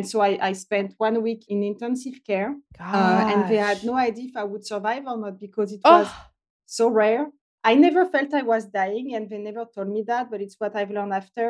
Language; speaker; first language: English; non-native, fluent; French